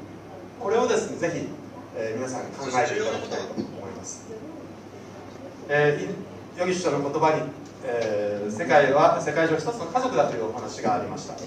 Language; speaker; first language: Japanese; native; Japanese